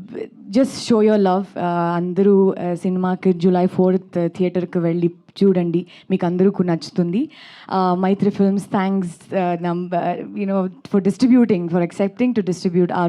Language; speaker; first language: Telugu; non-native, local second language; Kannada